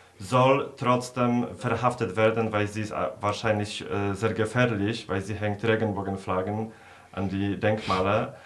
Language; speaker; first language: German; non-native, fluent; Polish